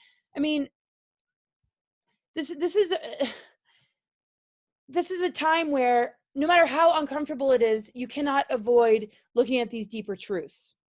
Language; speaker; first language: English; native; English